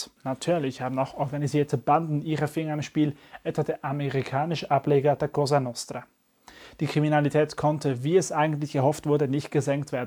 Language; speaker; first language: German; native; German